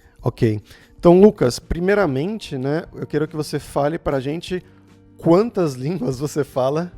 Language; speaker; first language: Portuguese; native; Portuguese